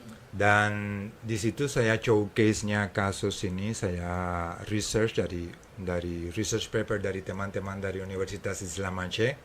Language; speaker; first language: Indonesian; non-native, fluent; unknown